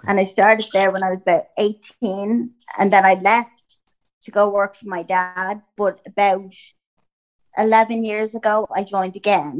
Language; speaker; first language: English; native; English